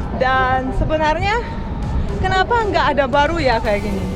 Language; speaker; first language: Indonesian; non-native, fluent; Russian